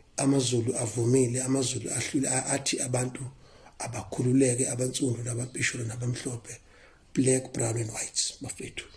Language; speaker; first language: Zulu; native; Zulu